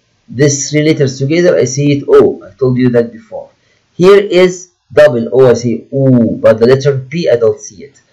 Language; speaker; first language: English; non-native, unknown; Arabic